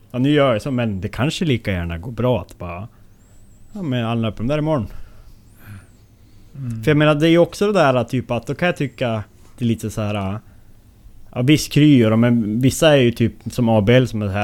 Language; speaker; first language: Swedish; native; Swedish